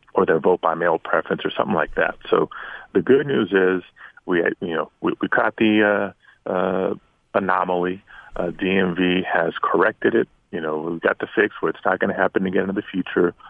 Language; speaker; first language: English; native; English